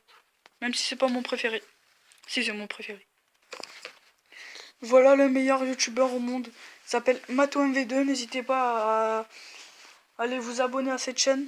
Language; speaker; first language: French; native; French